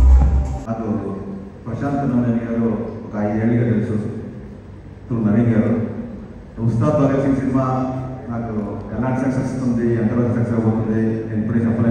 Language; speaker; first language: Telugu; native; Telugu